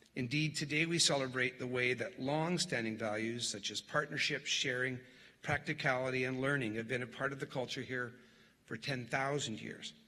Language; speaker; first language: English; native; English